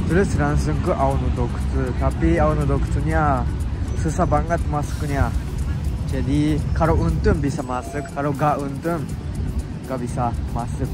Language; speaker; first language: Indonesian; non-native, fluent; Japanese